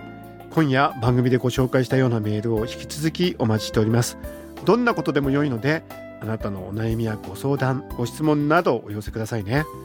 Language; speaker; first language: Japanese; native; Japanese